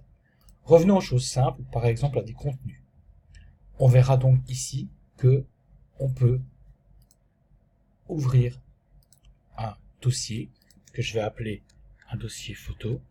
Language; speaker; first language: French; native; French